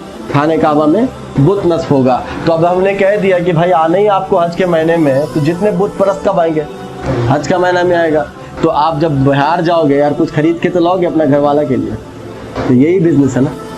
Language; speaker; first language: Urdu; native; Urdu